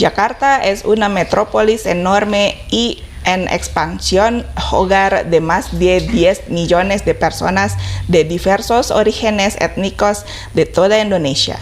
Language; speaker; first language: Spanish; non-native, fluent; Indonesian